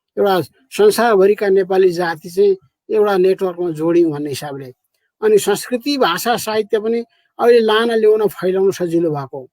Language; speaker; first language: Nepali; native; Nepali